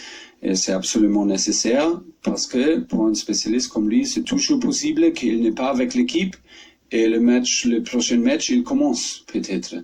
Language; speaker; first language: French; non-native, fluent; German